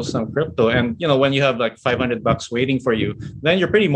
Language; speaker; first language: English; non-native, local second language; Filipino